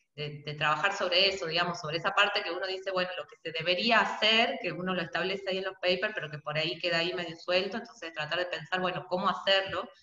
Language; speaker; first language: Spanish; native; Spanish